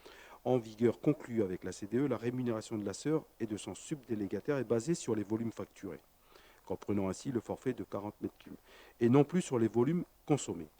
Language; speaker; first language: French; native; French